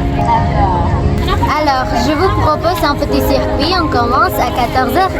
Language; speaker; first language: French; non-native, learner; Indonesian